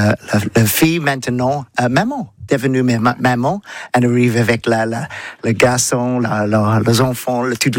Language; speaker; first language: French; non-native, learner; English